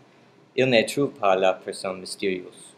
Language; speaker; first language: French; non-native, learner; English